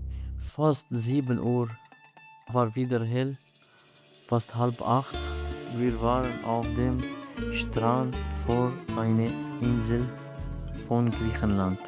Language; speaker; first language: German; non-native, learner; Arabic